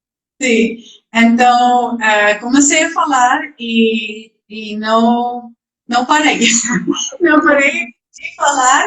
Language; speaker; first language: Portuguese; non-native, learner; Dutch